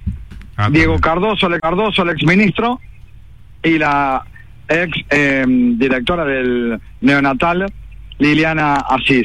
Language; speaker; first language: Spanish; native; Spanish